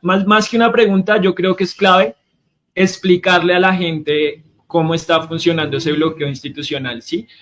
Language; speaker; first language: Spanish; native; Spanish